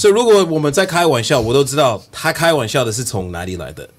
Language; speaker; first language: Chinese; non-native, fluent; English